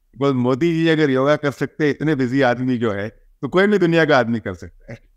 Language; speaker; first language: Hindi; native; Hindi